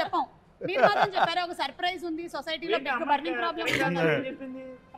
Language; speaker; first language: Telugu; native; Telugu